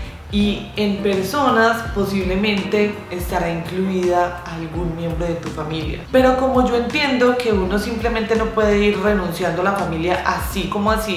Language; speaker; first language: Spanish; native; Spanish